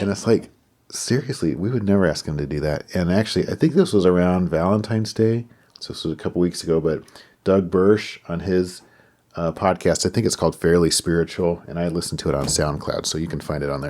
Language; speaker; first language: English; native; English